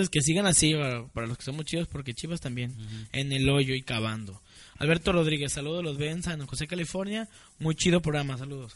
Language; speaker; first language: Spanish; native; Spanish